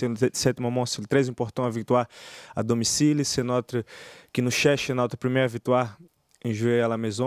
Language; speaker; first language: French; non-native, learner; Portuguese